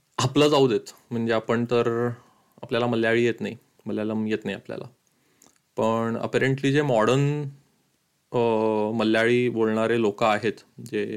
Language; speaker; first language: Marathi; early bilingual, heritage; Marathi